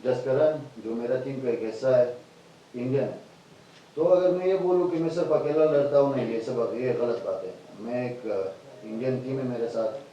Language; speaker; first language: Hindi; non-native, fluent; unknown